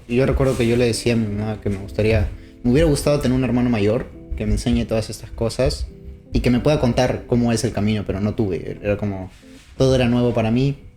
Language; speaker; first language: Spanish; native; Spanish